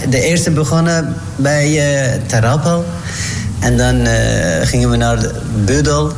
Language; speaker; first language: Dutch; non-native, learner; Turkish